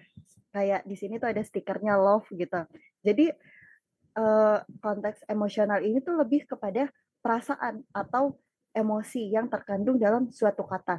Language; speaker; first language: Indonesian; native; Indonesian